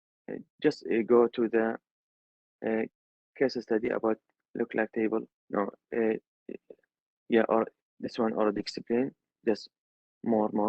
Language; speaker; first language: English; non-native, learner; Arabic